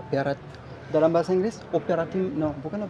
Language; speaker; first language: Indonesian; non-native, learner; French